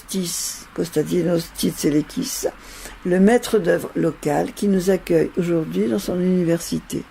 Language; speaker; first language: French; native; French